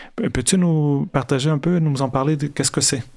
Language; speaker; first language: French; non-native, fluent; Spanish